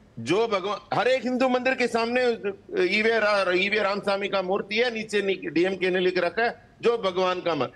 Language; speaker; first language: Hindi; non-native, local second language; Tamil